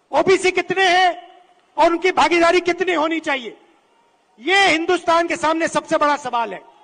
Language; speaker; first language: Hindi; native; Hindi